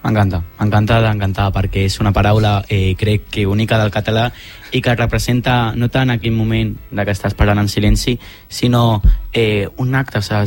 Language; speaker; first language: Catalan; non-native, local second language; Spanish